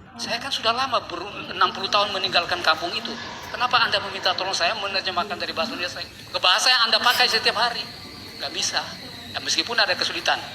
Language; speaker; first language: Indonesian; non-native, local second language; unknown